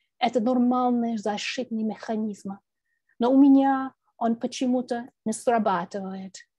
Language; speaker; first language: Russian; non-native, fluent; English